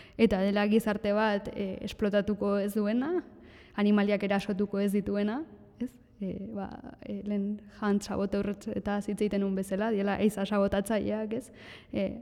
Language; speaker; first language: Basque; native; Basque